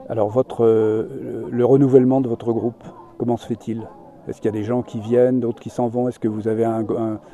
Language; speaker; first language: French; native; French